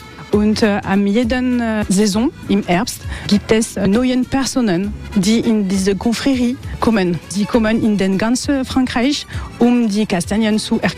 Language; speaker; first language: German; non-native, learner; French